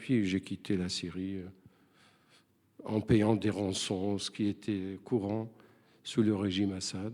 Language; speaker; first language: French; non-native, fluent; Arabic